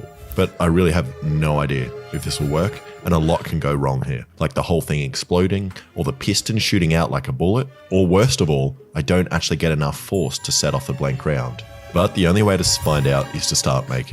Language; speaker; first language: English; native; English